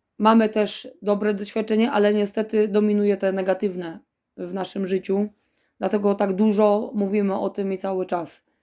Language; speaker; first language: Polish; native; Polish